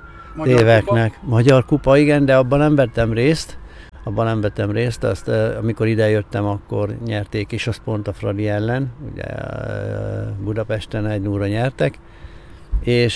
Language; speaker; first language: Hungarian; native; Hungarian